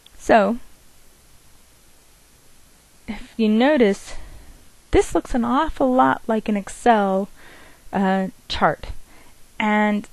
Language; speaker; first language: English; native; English